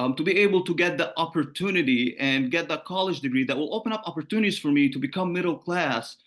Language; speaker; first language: English; non-native, fluent; Arabic